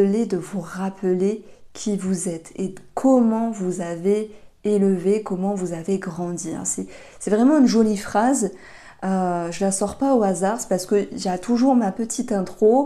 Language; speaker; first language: French; native; French